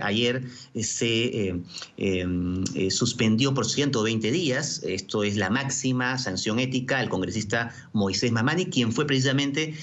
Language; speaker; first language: Spanish; native; Spanish